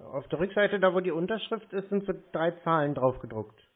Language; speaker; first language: German; native; German